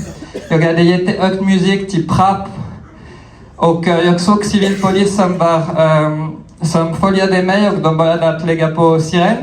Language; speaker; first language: Swedish; non-native, fluent; French